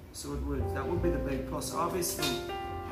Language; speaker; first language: English; native; English